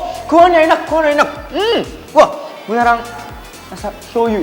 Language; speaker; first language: Indonesian; non-native, fluent; Japanese